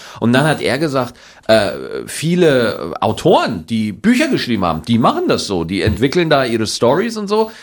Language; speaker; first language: German; native; German